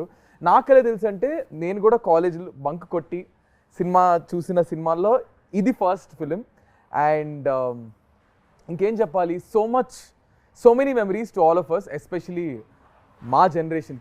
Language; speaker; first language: Telugu; native; Telugu